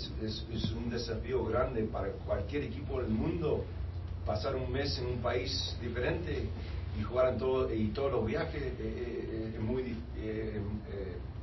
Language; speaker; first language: Spanish; early bilingual, heritage; Spanish